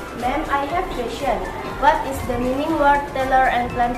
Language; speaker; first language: English; non-native, learner; Indonesian